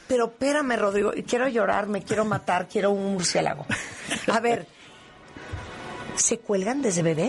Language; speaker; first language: Spanish; native; Spanish